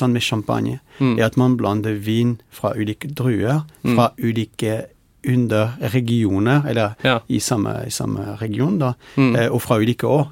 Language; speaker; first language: Norwegian; non-native, fluent; French